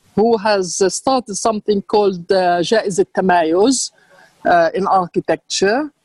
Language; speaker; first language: English; non-native, fluent; Arabic